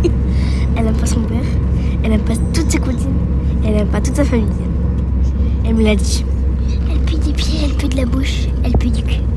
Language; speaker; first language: French; native; French